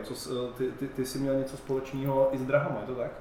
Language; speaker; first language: Czech; native; Czech